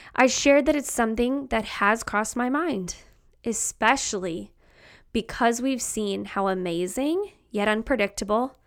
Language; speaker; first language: English; native; English